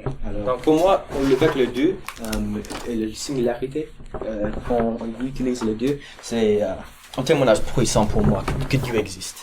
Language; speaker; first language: French; non-native, learner; English